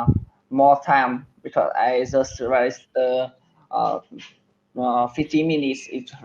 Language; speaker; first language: English; non-native, learner; Vietnamese